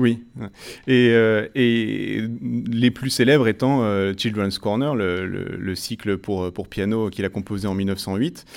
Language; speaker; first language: French; native; French